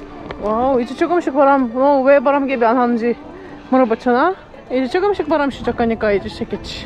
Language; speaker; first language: Korean; non-native, fluent; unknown